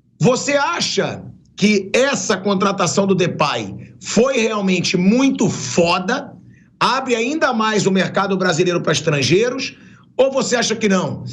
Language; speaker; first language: Portuguese; native; Portuguese